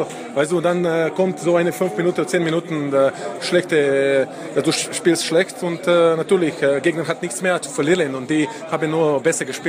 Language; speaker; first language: German; non-native, fluent; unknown